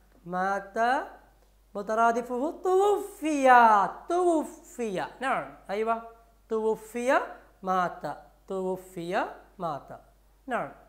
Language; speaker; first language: Arabic; non-native, fluent; Malayalam